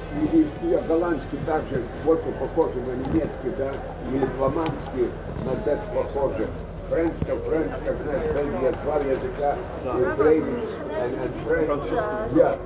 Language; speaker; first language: Russian; non-native, fluent; Lithuanian